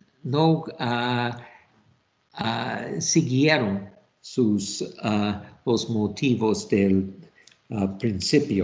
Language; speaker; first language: Spanish; non-native, fluent; English